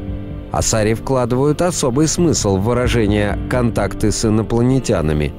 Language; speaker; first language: Russian; native; Russian